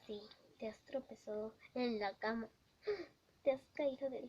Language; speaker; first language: Spanish; native; Spanish